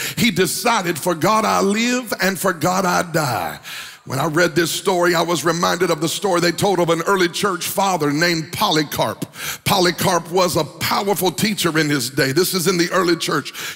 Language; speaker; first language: English; native; English